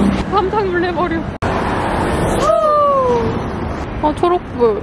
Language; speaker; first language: Korean; native; Korean